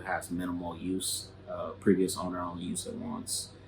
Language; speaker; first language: English; native; English